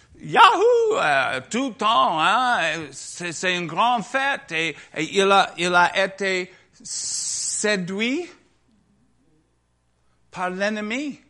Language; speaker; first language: French; non-native, learner; English